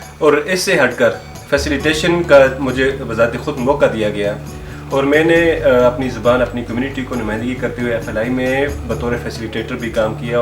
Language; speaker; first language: Urdu; non-native, local second language; Gujari